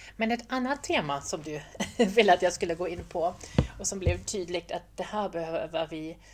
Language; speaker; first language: Swedish; non-native, fluent; German